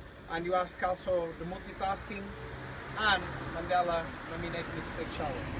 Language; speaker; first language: English; non-native, learner; Portuguese